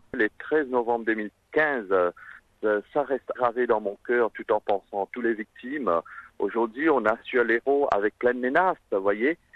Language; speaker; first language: French; non-native, local second language; Morisyen